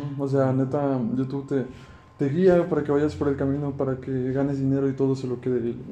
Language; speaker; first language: Spanish; native; Spanish